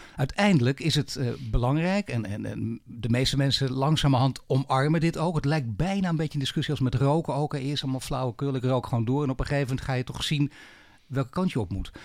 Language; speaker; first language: Dutch; native; Dutch